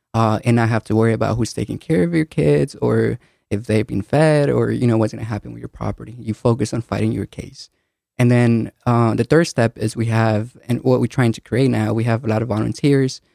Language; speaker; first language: English; early bilingual, other home language; Spanish